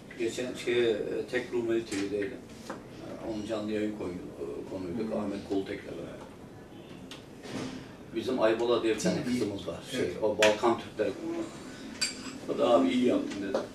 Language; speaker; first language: Turkish; native; Turkish